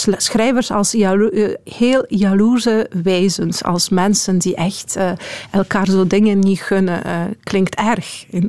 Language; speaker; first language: Dutch; non-native, fluent; Polish